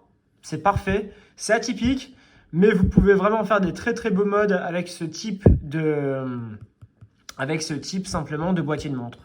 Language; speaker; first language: French; native; French